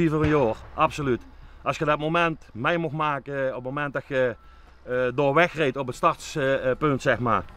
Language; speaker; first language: Dutch; native; Dutch